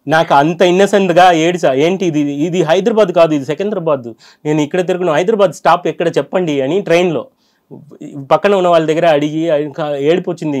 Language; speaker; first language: Telugu; non-native, fluent; Tamil